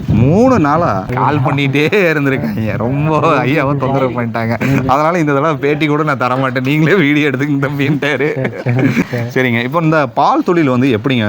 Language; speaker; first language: Tamil; native; Tamil